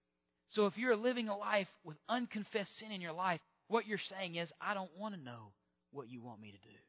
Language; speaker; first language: English; native; English